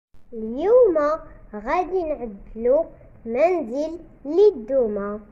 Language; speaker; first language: Arabic; native; Arabic